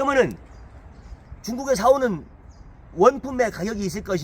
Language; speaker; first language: Korean; native; Korean